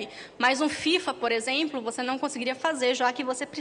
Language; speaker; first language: Portuguese; native; Portuguese